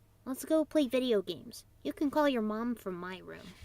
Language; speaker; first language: English; native; English